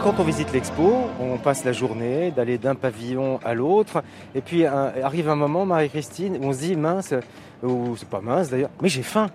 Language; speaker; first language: French; native; French